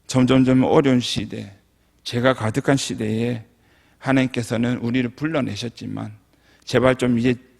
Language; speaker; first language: Korean; native; Korean